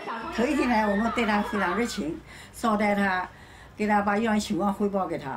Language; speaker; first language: Chinese; native; Chinese